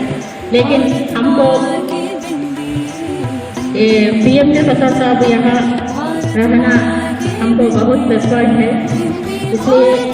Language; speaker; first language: Hindi; non-native, local second language; Telugu